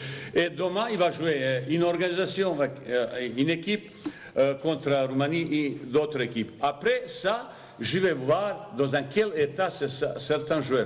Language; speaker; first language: French; non-native, fluent; Bosnian